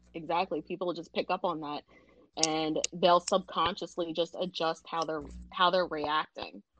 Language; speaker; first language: English; early bilingual, other home language; Indonesian